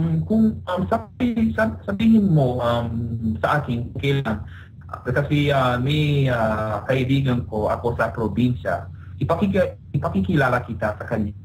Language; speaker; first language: Filipino; non-native, learner; English